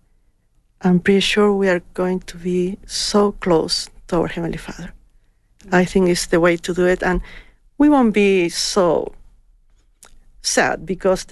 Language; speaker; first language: English; non-native, fluent; Spanish